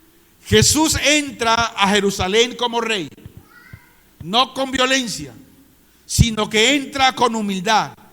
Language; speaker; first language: Spanish; native; Spanish